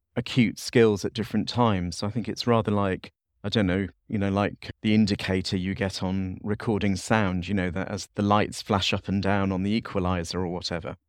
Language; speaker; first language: English; native; English